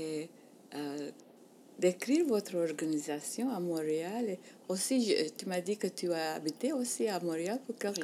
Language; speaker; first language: French; non-native, learner; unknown